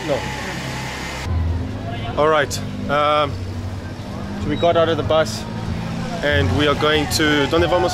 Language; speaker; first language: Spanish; non-native, learner; English